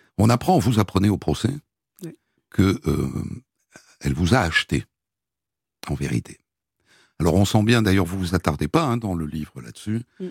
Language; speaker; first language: French; native; French